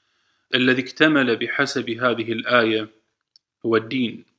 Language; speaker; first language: Arabic; native; Arabic